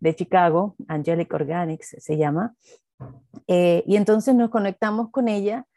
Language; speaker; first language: Spanish; native; Spanish